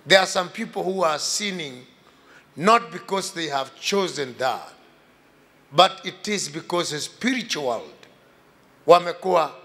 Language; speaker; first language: English; non-native, local second language; Swahili